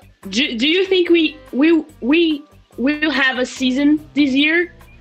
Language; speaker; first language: English; non-native, learner; Portuguese